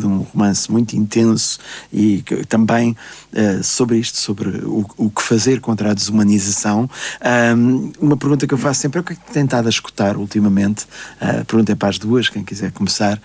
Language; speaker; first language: Portuguese; native; Portuguese